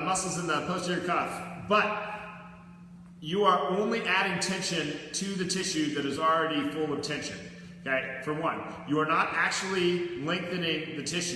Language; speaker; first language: English; native; English